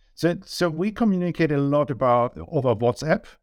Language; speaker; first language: English; non-native, fluent; German